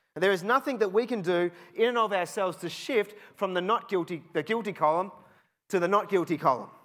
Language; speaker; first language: English; native; English